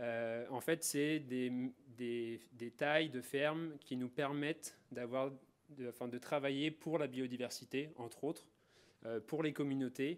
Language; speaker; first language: French; native; French